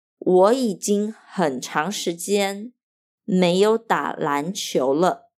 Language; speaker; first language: Chinese; non-native, fluent; Portuguese